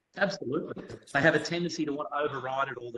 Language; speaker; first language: English; native; English